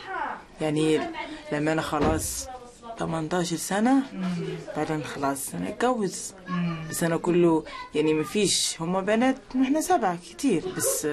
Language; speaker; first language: Arabic; non-native, local second language; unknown